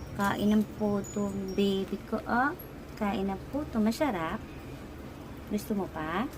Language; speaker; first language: Filipino; non-native, local second language; Cebuano